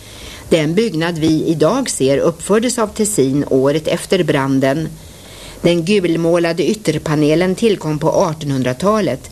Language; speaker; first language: Swedish; native; Swedish